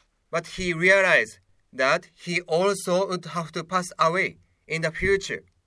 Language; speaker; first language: English; non-native, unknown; Japanese